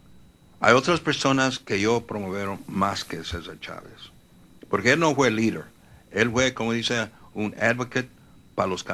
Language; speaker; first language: Spanish; early bilingual, heritage; Spanish